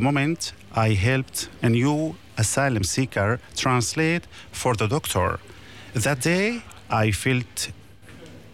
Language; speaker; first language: English; non-native, learner; Arabic